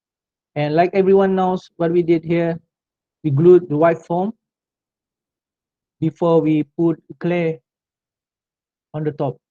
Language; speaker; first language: English; non-native, local second language; Malay